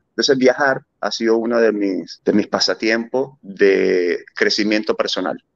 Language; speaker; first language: Spanish; early bilingual, other home language; German